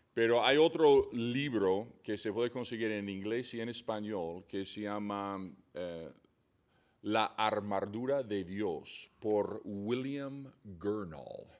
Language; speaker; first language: Spanish; non-native, fluent; English